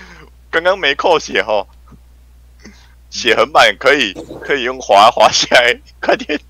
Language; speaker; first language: Chinese; native; Chinese